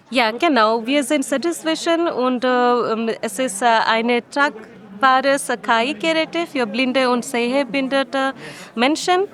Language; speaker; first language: German; non-native, learner; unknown